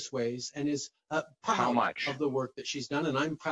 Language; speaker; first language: English; native; English